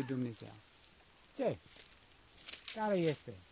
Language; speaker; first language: Romanian; non-native, learner; English